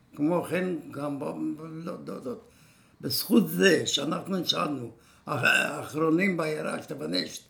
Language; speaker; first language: Hebrew; non-native, fluent; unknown